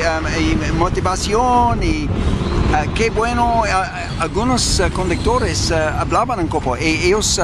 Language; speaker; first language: Spanish; non-native, fluent; English